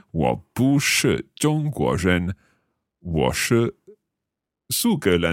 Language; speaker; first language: Chinese; non-native, learner; English